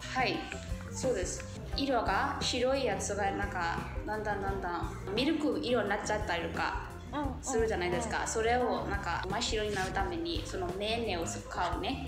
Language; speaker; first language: Japanese; non-native, fluent; Burmese